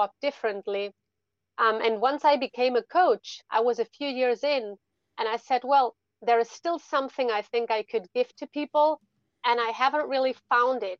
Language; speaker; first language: English; non-native, fluent; German